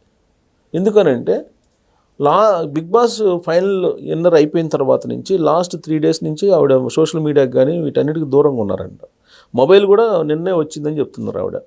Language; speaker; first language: Telugu; native; Telugu